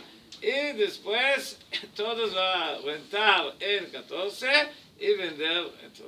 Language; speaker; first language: Spanish; non-native, learner; Hebrew